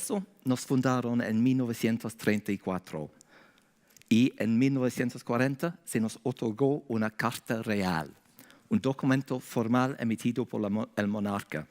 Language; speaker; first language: Spanish; non-native, fluent; English